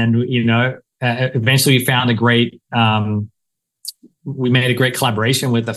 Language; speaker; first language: English; native; English